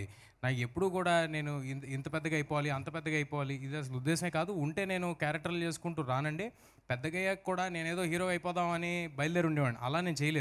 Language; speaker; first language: Telugu; native; Telugu